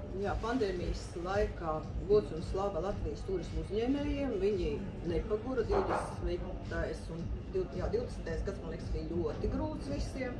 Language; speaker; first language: Latvian; native; Latvian